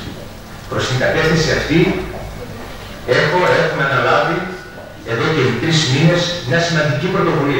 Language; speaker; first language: Greek; native; Greek